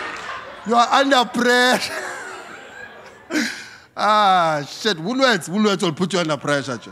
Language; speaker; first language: English; non-native, local second language; Xhosa